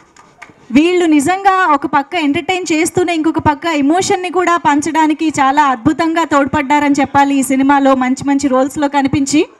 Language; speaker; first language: Telugu; native; Telugu